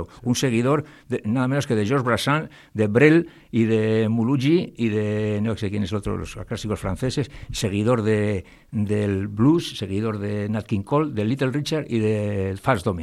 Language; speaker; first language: Spanish; native; Spanish